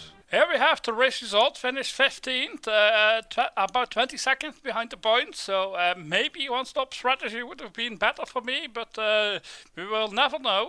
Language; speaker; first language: English; non-native, fluent; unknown